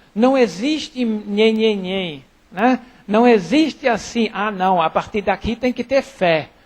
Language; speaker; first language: Portuguese; non-native, fluent; German